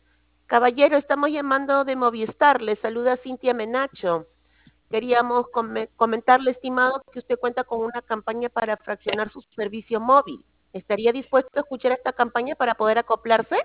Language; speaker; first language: Spanish; native; Spanish